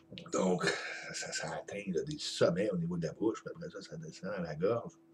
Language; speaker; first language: French; native; French